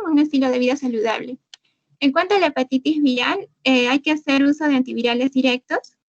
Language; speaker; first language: Spanish; native; Spanish